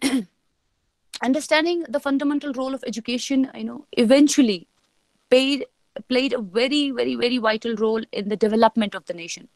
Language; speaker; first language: English; non-native, local second language; Kashmiri